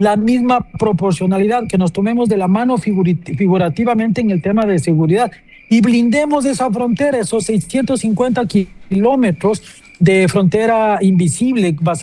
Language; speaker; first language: Spanish; native; Spanish